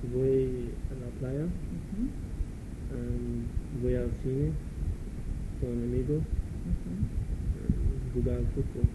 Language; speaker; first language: Spanish; non-native, learner; English